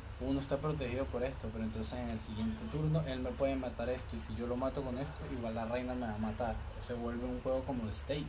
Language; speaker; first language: Spanish; native; Spanish